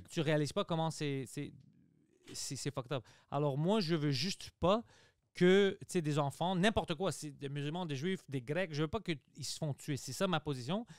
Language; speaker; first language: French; early bilingual, other home language; Greek